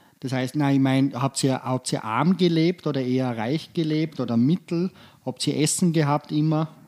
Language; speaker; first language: German; native; German